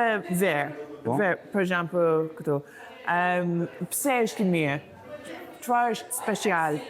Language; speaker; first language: Albanian; non-native, learner; English